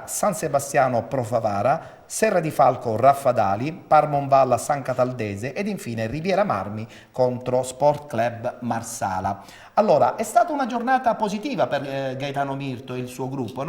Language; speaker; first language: Italian; native; Italian